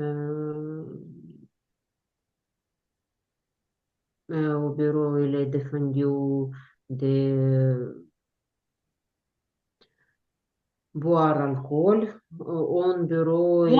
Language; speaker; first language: French; non-native, learner; Ukrainian